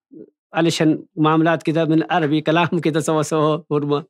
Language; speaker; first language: Arabic; non-native, learner; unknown